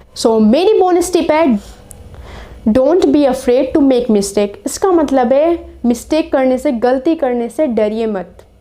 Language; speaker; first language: Hindi; native; Hindi